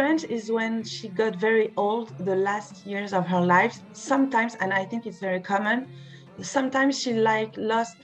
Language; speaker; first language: English; non-native, fluent; French